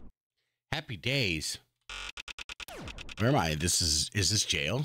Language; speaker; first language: English; native; English